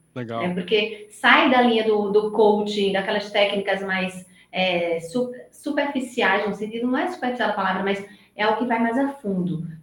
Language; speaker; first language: Portuguese; native; Portuguese